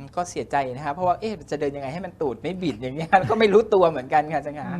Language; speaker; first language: Thai; native; Thai